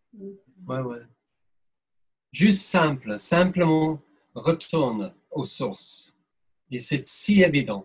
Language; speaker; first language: French; non-native, fluent; English